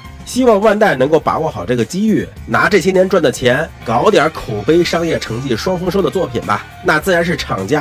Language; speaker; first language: Chinese; native; Chinese